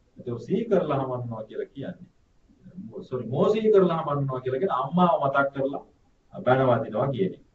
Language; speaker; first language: Sinhala; native; Sinhala